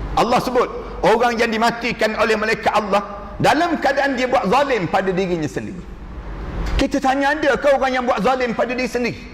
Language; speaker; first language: Malay; native; Malay